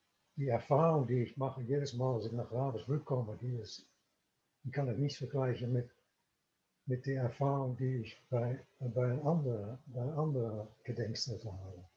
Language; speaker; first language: German; non-native, fluent; Dutch